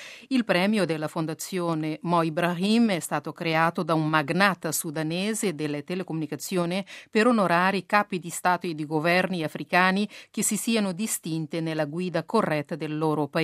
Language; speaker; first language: Italian; non-native, fluent; Kabuverdianu